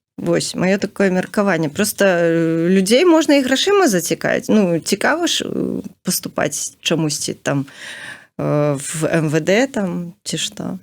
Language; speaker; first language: Belarusian; native; Belarusian